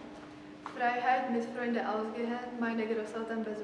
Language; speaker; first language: German; non-native, learner; Czech